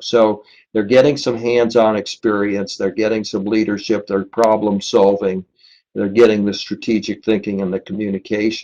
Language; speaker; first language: English; native; English